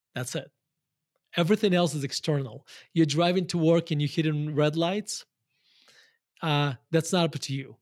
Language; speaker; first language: English; non-native, fluent; Russian